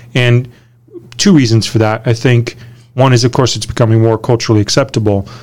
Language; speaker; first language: English; early bilingual, other home language; Romanian